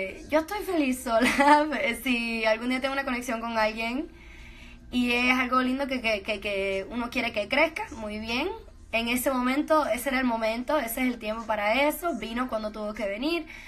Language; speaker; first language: Spanish; early bilingual, heritage; Spanish